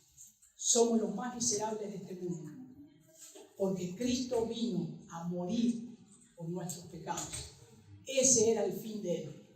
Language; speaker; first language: Spanish; native; Spanish